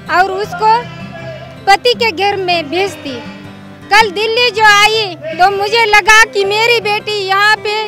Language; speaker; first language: Hindi; non-native, local second language; Marathi